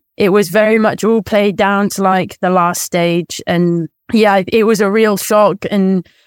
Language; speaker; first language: English; native; English